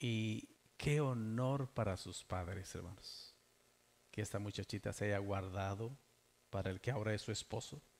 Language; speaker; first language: Spanish; native; Spanish